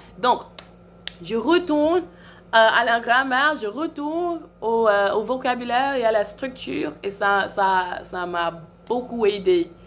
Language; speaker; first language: French; non-native, fluent; English